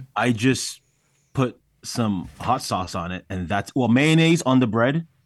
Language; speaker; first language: English; early bilingual, other home language; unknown